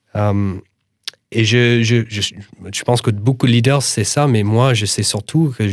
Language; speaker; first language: French; non-native, fluent; English